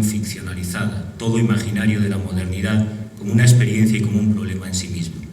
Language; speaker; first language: Spanish; native; Spanish